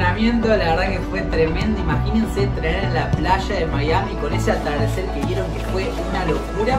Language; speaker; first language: Spanish; native; Spanish